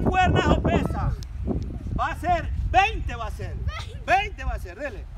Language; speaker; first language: Spanish; native; Spanish